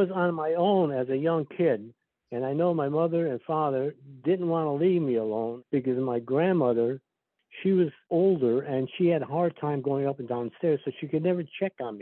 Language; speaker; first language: English; early bilingual, other home language; Slovak